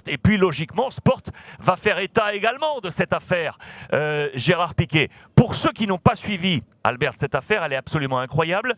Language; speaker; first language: French; native; French